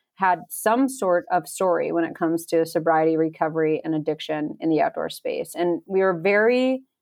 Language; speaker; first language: English; native; English